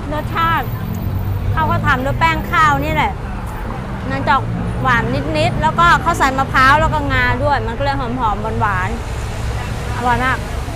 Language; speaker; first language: Thai; non-native, fluent; Mon